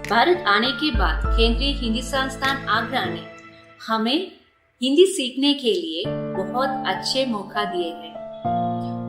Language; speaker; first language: Hindi; non-native, fluent; Sinhala